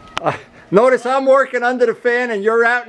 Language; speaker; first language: English; native; English